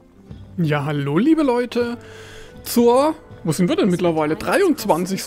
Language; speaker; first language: German; native; German